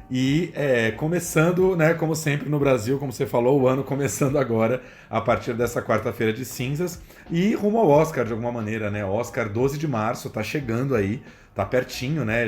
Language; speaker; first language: Portuguese; native; Portuguese